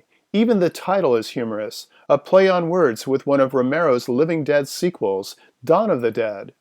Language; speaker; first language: English; native; English